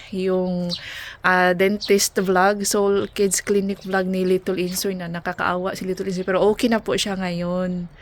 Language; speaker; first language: Filipino; non-native, local second language; Cebuano